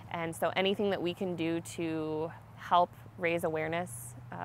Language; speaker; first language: English; native; English